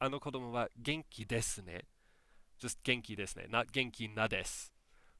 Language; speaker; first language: Japanese; non-native, fluent; English